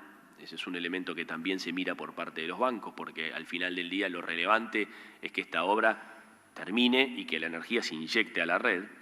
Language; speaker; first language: Spanish; native; Spanish